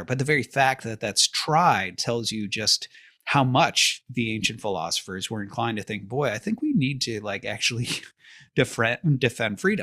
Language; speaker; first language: English; native; English